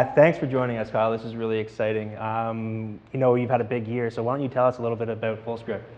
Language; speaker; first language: English; native; English